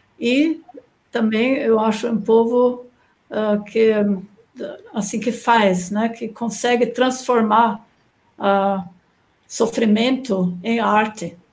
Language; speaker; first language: Portuguese; non-native, fluent; German